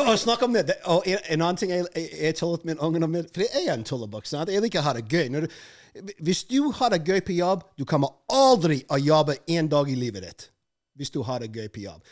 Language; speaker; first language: Norwegian; non-native, fluent; English